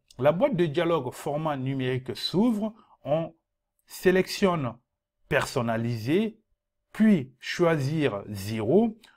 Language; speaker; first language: French; non-native, local second language; Dyula